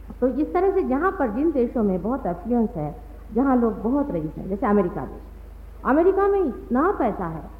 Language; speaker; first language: Hindi; non-native, local second language; Marathi